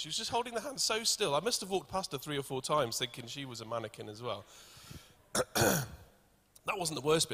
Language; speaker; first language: English; native; English